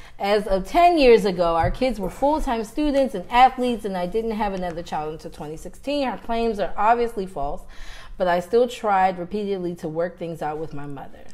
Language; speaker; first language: English; native; English